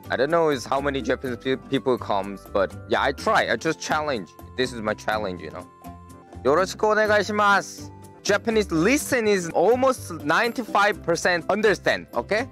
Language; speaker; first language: English; non-native, learner; Korean